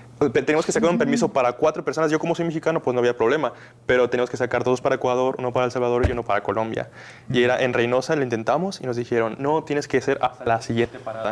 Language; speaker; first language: Spanish; native; Spanish